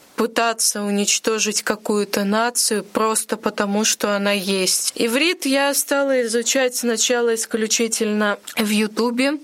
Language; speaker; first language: Russian; native; Russian